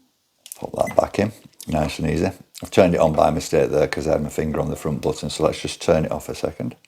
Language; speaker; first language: English; native; English